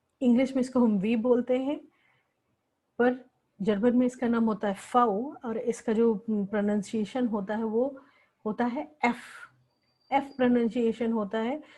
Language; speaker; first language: Hindi; native; Hindi